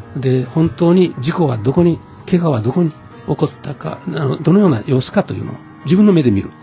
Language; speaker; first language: Japanese; native; Japanese